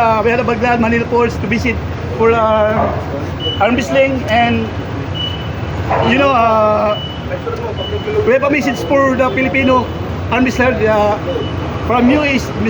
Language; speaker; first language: English; non-native, learner; Filipino